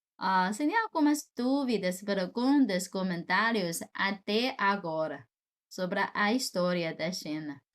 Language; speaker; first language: Portuguese; non-native, fluent; Chinese